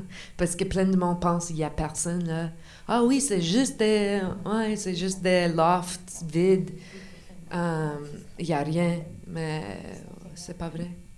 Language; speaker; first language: French; non-native, local second language; English